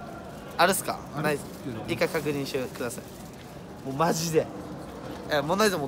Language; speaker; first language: Japanese; native; Japanese